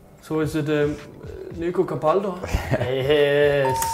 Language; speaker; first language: English; non-native, fluent; Danish